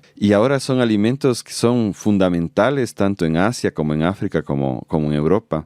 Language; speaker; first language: Spanish; native; Spanish